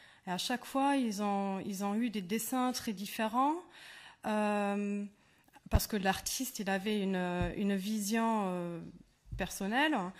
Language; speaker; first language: French; non-native, fluent; German